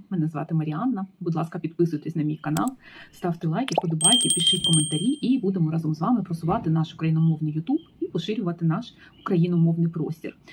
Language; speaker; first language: Ukrainian; native; Ukrainian